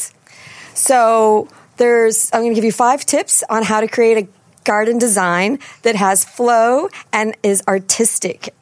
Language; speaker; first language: English; native; English